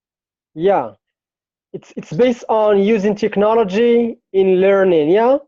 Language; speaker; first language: English; non-native, fluent; Arabic